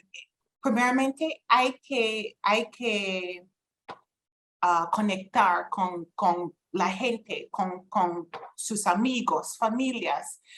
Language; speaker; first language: Spanish; non-native, fluent; English